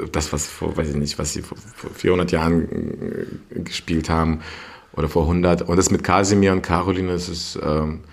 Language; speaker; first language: German; non-native, fluent; Russian